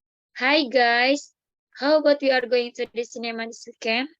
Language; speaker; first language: English; non-native, learner; Indonesian